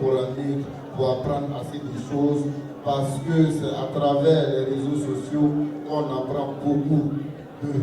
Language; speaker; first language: French; non-native, local second language; Dyula